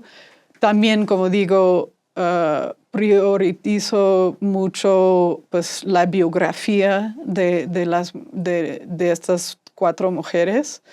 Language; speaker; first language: Spanish; non-native, fluent; English